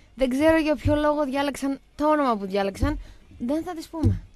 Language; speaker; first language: Greek; native; Greek